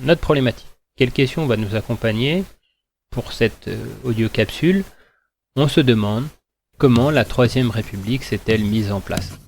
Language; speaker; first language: French; native; French